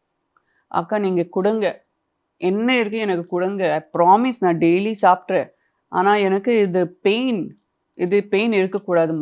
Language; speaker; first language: Tamil; non-native, fluent; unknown